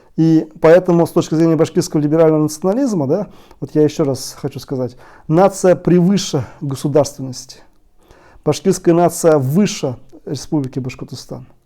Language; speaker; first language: Russian; native; Russian